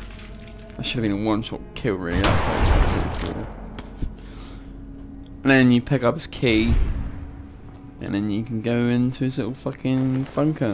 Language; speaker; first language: English; native; English